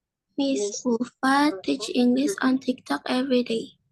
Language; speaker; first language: English; non-native, learner; Indonesian